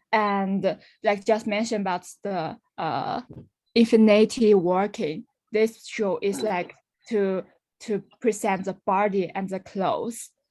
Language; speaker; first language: English; non-native, learner; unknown